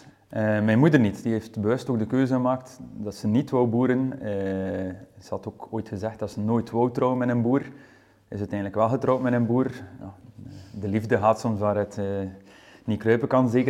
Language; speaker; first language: Dutch; native; Dutch